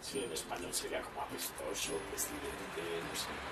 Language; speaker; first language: Spanish; native; Spanish